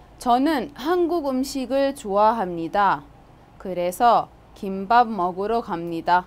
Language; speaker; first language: Korean; non-native, fluent; Arabic